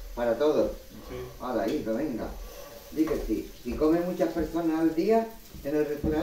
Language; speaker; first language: Spanish; native; Spanish